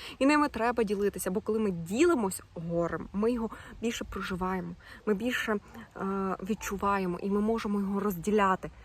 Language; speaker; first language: Ukrainian; non-native, local second language; Russian